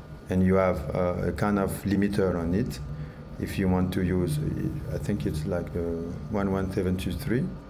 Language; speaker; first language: English; non-native, learner; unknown